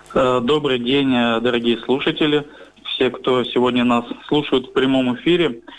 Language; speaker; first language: Russian; native; Russian